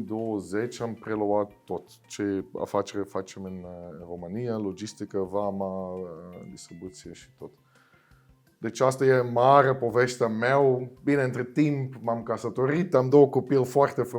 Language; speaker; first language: Romanian; non-native, fluent; Dutch